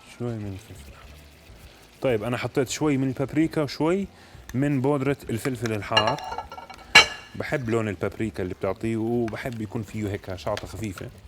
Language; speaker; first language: Arabic; native; Arabic